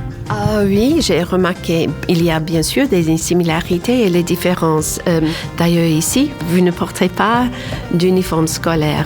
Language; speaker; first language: French; non-native, fluent; English